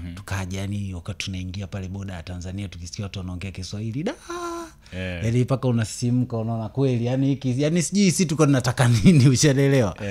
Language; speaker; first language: Swahili; native; Swahili